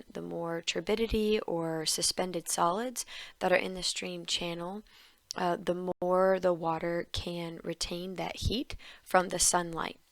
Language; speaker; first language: English; native; English